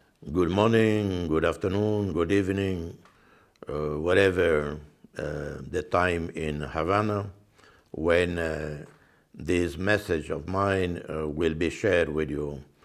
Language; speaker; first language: English; non-native, fluent; Portuguese